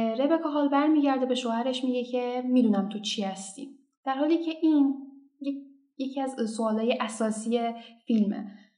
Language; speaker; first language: Persian; non-native, local second language; Azerbaijani